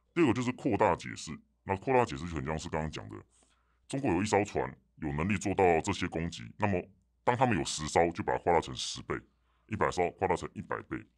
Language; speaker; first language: Chinese; native; Chinese